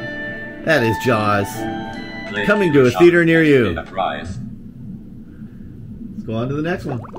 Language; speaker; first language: English; native; English